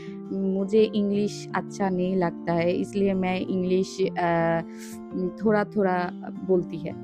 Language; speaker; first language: Hindi; non-native, learner; Bangla